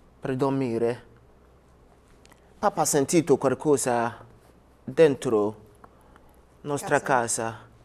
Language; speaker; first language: Italian; non-native, learner; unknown